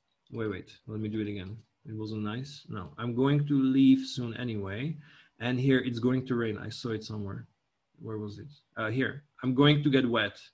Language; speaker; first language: English; non-native, fluent; Czech